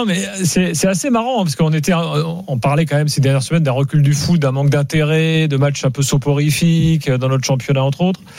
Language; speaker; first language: French; native; French